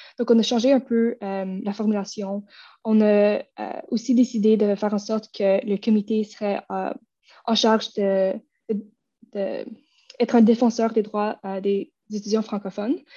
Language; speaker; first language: French; native; French